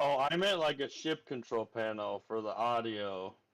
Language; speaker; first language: English; native; English